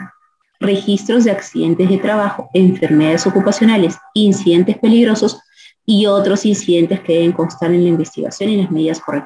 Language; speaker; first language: Spanish; native; Spanish